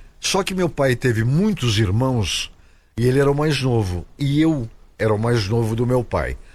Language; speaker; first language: Portuguese; native; Portuguese